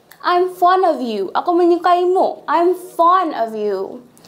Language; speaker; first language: English; non-native, fluent; Indonesian